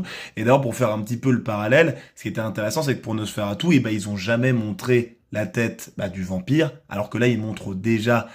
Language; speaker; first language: French; native; French